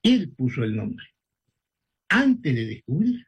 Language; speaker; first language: Spanish; native; Spanish